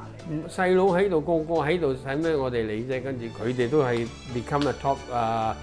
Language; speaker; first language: Cantonese; early bilingual, other home language; Punjabi